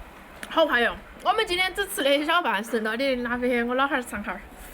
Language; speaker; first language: Chinese; native; Chinese